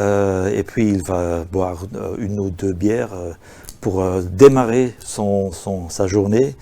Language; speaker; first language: French; non-native, local second language; Dutch